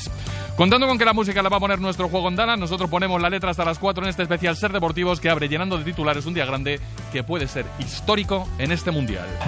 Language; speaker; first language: Spanish; native; Spanish